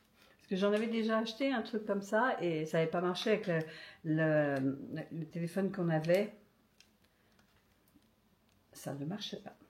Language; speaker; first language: French; native; French